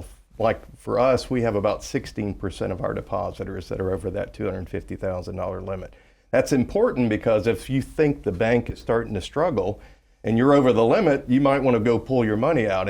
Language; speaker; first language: English; native; English